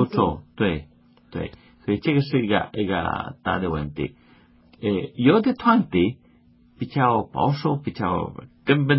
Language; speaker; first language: Chinese; non-native, fluent; Spanish